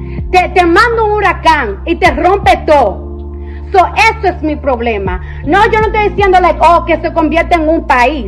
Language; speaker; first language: Spanish; early bilingual, heritage; Spanish